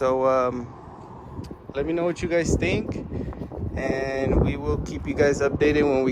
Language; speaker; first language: English; native; English